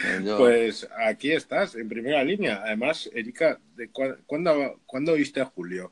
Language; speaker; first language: Spanish; native; Spanish